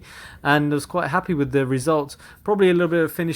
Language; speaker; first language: English; native; English